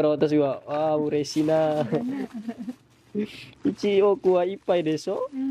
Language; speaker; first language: Japanese; non-native, learner; Indonesian